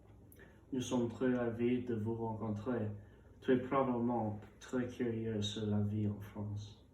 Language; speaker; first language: French; non-native, learner; English